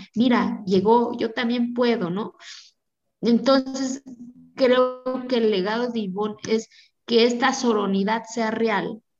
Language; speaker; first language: Spanish; non-native, local second language; Zapotec